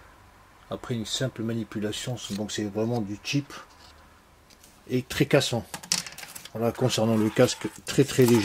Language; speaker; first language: French; native; French